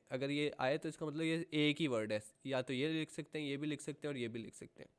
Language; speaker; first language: Urdu; native; Urdu